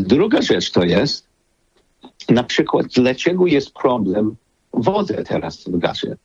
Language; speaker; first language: Polish; non-native, learner; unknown